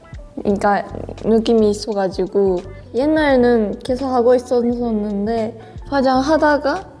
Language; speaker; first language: Korean; non-native, fluent; Japanese